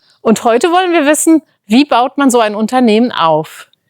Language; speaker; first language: German; native; German